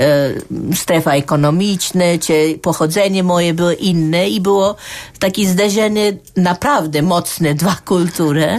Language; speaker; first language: Polish; non-native, fluent; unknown